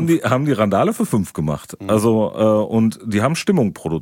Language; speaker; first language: German; native; German